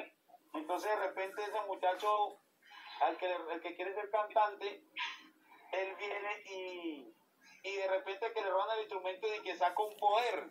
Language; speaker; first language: Spanish; native; Spanish